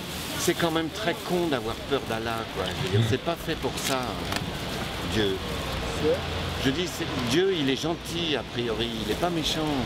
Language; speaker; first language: French; native; French